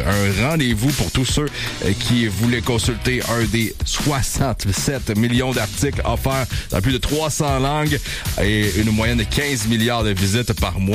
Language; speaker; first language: French; native; French